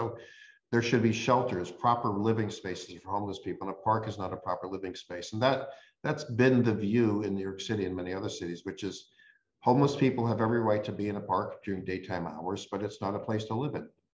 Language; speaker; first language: English; native; English